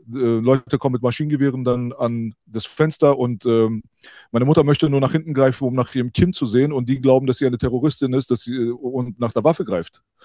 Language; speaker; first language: German; early bilingual, other home language; Persian